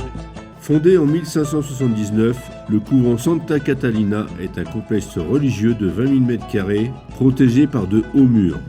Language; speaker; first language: French; native; French